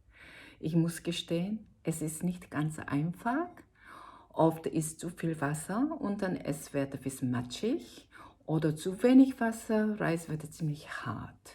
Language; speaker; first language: German; non-native, learner; Korean